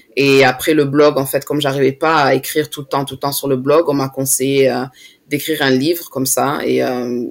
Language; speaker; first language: French; native; French